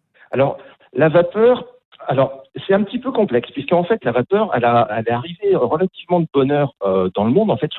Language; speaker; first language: French; native; French